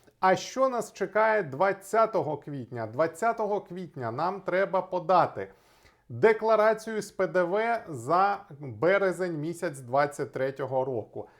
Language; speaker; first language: Ukrainian; non-native, local second language; Russian